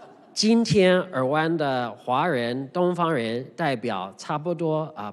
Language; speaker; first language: Chinese; early bilingual, heritage; English